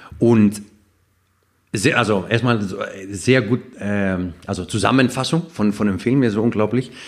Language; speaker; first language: German; non-native, fluent; Greek